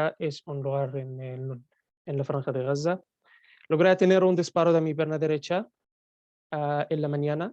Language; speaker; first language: Spanish; non-native, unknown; Arabic